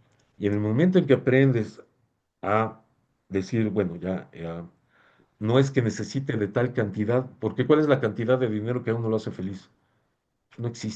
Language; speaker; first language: Spanish; native; Spanish